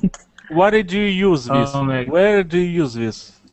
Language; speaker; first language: English; non-native, learner; Romanian